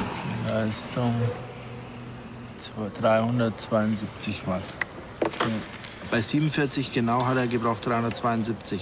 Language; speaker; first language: German; native; German